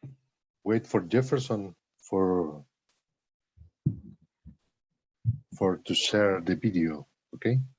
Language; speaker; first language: English; non-native, learner; Spanish